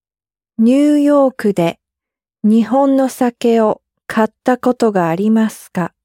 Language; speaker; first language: Japanese; non-native, learner; English